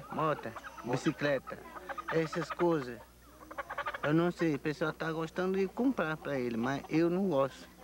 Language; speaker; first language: Portuguese; non-native, local second language; Kayapó